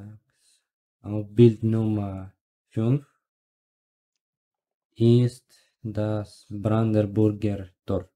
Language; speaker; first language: German; non-native, learner; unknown